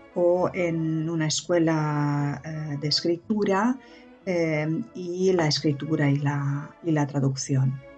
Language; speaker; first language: Spanish; non-native, fluent; Romanian